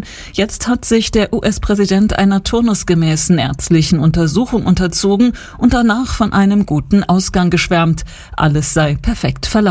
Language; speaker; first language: German; native; German